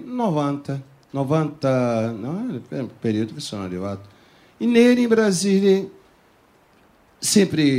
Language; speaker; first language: Italian; non-native, fluent; Portuguese